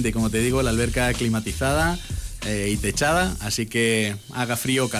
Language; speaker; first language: Spanish; native; Spanish